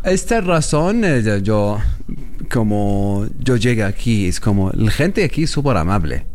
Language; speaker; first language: Spanish; non-native, learner; Arabic